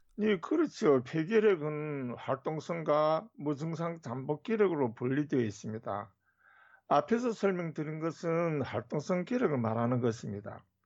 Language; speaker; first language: Korean; native; Korean